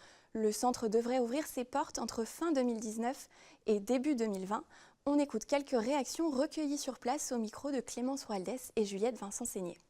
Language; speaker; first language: French; native; French